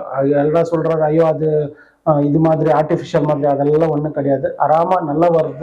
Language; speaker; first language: Tamil; non-native, local second language; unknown